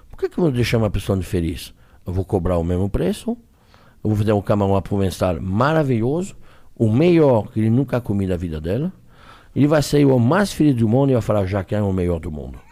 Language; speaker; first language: Portuguese; non-native, fluent; French